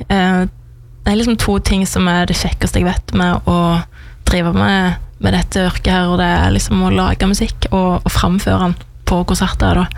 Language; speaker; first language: Norwegian; native; Norwegian